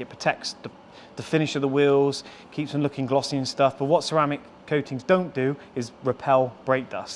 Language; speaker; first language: English; native; English